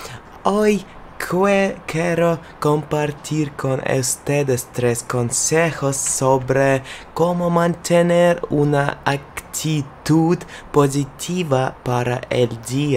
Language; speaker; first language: Spanish; non-native, learner; Russian